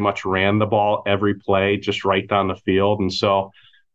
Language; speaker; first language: English; native; English